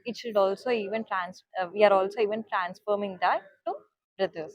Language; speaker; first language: English; non-native, local second language; Telugu